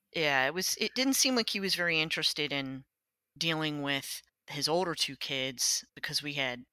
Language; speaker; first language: English; native; English